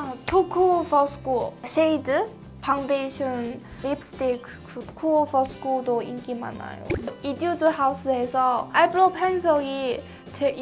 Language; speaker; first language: Korean; non-native, fluent; Chinese